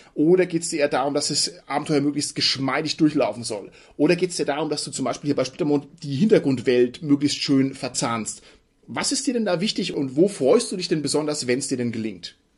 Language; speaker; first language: German; native; German